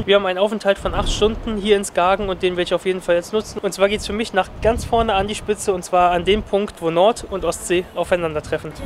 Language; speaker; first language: German; native; German